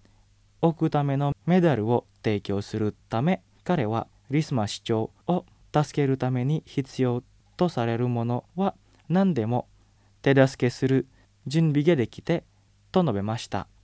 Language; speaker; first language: Japanese; non-native, fluent; Indonesian